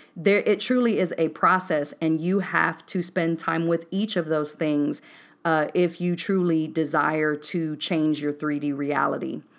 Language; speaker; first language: English; native; English